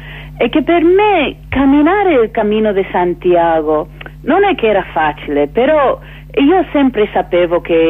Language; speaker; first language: Italian; non-native, fluent; English